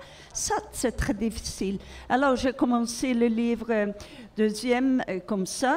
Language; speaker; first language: French; non-native, learner; Swedish